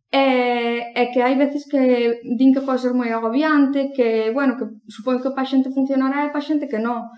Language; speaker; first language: Galician; non-native, local second language; Spanish